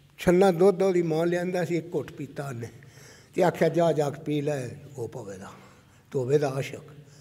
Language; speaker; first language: Punjabi; native; Punjabi